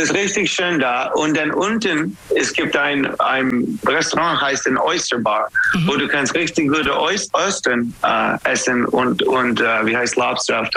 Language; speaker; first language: German; non-native, learner; English